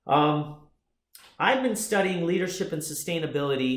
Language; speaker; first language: English; native; English